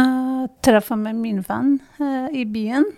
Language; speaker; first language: Norwegian; non-native, learner; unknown